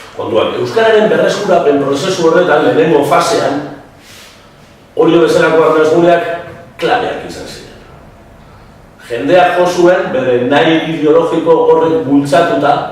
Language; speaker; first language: Basque; native; Basque